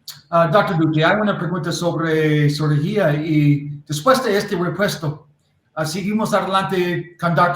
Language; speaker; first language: Spanish; non-native, learner; English